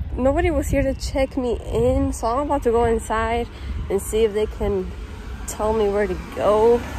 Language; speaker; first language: English; early bilingual, other home language; Spanish